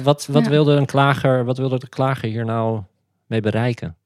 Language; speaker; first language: Dutch; native; Dutch